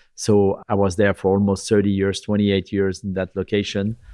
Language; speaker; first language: English; non-native, fluent; French